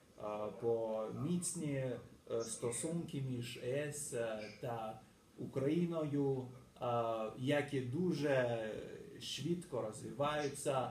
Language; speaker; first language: Ukrainian; native; Ukrainian